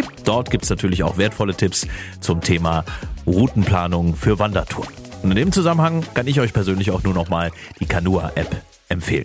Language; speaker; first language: German; native; German